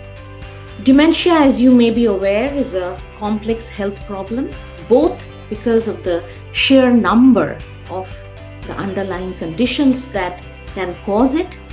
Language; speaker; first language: English; non-native, local second language; Bangla